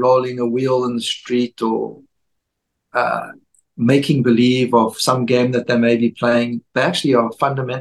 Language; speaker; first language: English; native; English